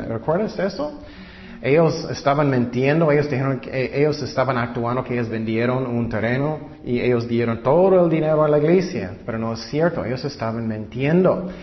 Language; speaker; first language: Spanish; non-native, fluent; English